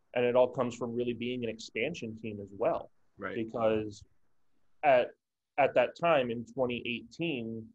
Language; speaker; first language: English; native; English